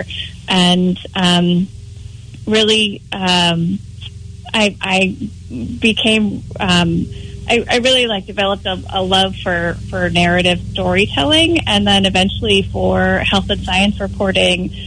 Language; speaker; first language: English; native; English